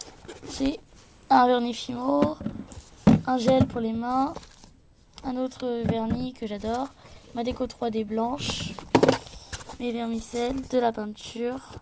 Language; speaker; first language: French; native; French